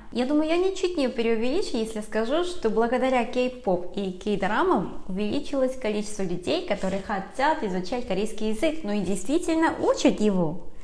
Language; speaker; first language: Russian; early bilingual, other home language; Korean